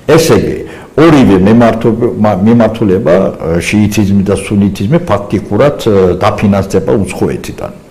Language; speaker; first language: Georgian; non-native, local second language; Azerbaijani